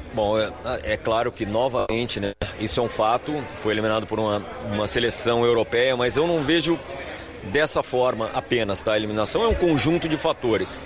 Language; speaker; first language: Portuguese; native; Portuguese